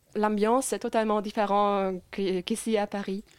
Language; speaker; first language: French; non-native, fluent; German